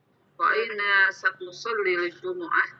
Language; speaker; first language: Arabic; non-native, learner; Indonesian